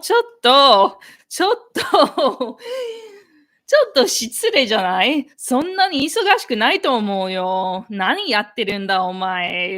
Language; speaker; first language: Japanese; non-native, fluent; English